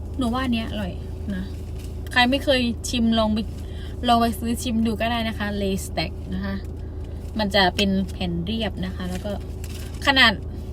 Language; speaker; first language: Thai; non-native, local second language; Khmer